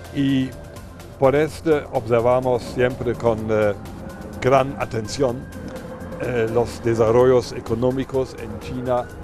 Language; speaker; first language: Spanish; non-native, fluent; German